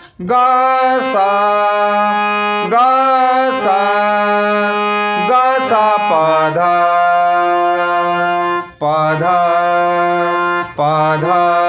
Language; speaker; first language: Hindi; native; Hindi